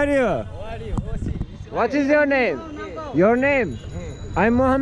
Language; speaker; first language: English; non-native, learner; Turkish